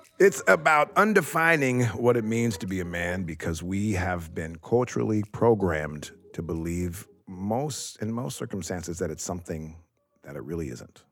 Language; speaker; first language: English; native; English